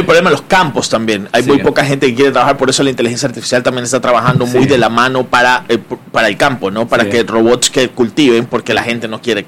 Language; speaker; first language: Spanish; native; Spanish